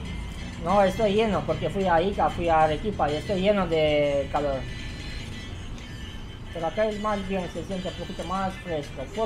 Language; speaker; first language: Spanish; non-native, learner; Romanian